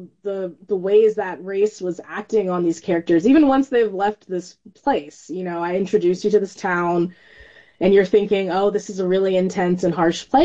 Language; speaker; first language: English; native; English